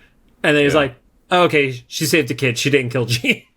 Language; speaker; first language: English; native; English